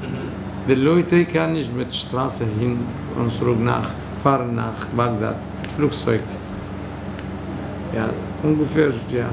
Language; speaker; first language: German; non-native, learner; Kurdish